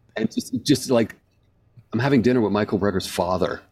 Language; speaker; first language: English; native; English